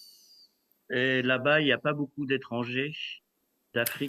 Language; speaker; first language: French; early bilingual, other home language; Kabyle